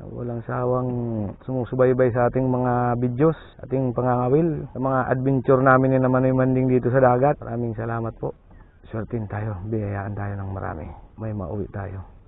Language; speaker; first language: Filipino; non-native, local second language; Bikol